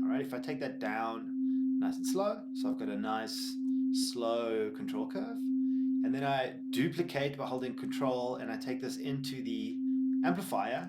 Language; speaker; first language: English; native; English